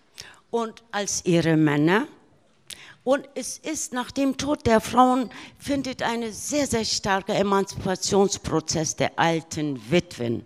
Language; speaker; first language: German; early bilingual, other home language; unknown